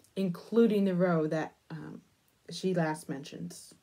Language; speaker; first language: English; native; English